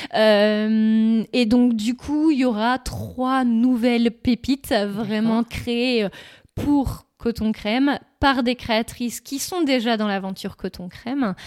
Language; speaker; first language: French; native; French